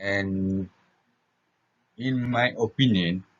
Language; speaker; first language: English; non-native, local second language; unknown